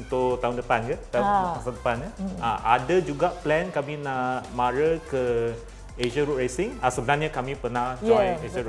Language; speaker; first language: Malay; native; Malay